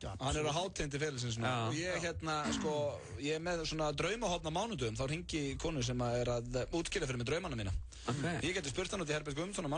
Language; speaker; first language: Icelandic; native; Icelandic